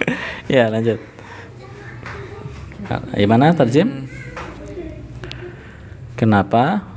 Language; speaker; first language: Indonesian; native; Indonesian